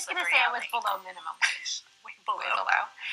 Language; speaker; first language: English; native; English